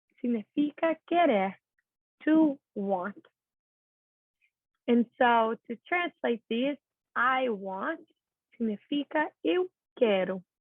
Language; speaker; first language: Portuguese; non-native, learner; English